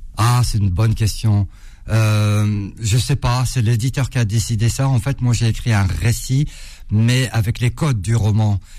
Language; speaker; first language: French; early bilingual, other home language; Arabic